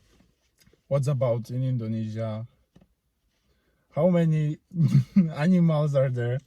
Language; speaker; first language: English; non-native, fluent; Polish